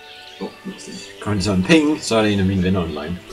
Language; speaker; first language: Danish; native; Danish